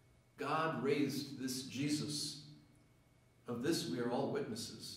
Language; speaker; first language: English; native; English